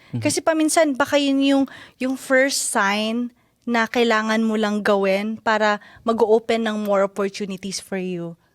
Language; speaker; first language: Filipino; native; Filipino